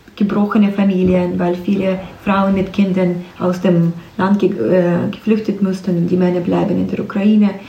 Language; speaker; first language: German; non-native, learner; Ukrainian